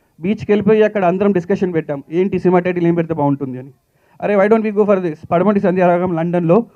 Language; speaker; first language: Telugu; native; Telugu